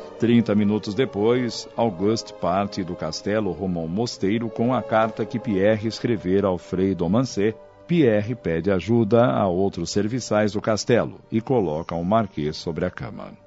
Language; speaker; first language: Portuguese; native; Portuguese